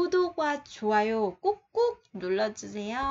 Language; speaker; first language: Korean; non-native, fluent; Vietnamese